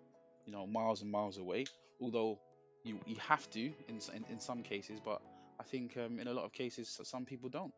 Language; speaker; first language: English; native; English